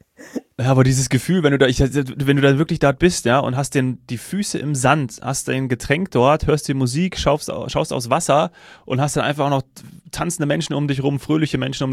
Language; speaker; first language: German; native; German